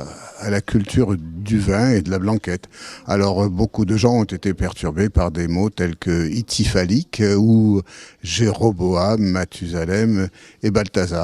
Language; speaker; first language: French; native; French